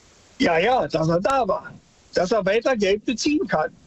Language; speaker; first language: German; native; German